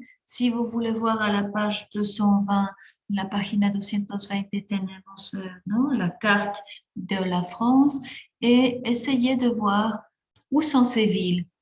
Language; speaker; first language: French; non-native, fluent; Spanish